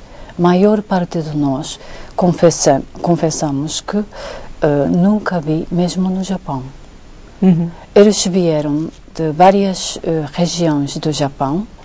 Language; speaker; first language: Portuguese; non-native, fluent; Japanese